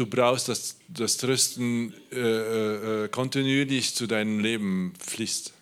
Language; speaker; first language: German; non-native, learner; Polish